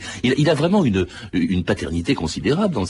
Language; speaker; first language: French; native; French